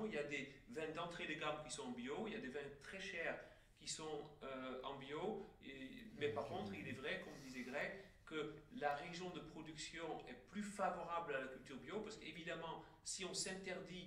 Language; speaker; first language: French; native; French